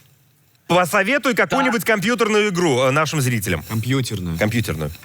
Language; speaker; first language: Russian; native; Russian